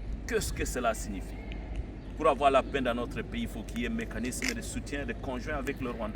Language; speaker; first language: French; non-native, local second language; Lingala